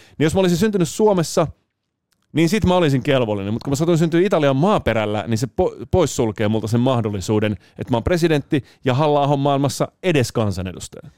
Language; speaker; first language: Finnish; early bilingual, heritage; Finnish